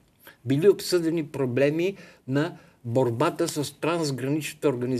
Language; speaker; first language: Bulgarian; native; Bulgarian